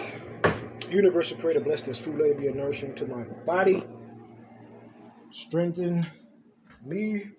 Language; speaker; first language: English; native; English